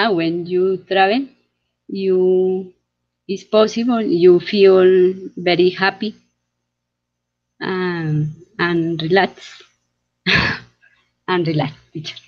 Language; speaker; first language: English; non-native, learner; Spanish